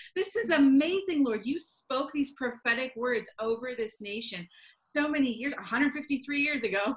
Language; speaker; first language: English; native; English